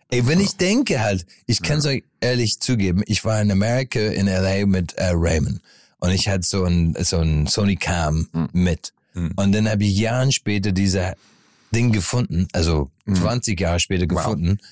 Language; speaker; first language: German; non-native, fluent; English